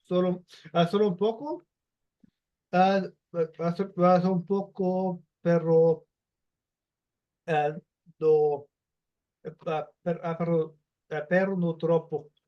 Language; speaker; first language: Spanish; non-native, learner; German